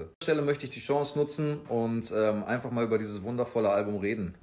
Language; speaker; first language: German; native; German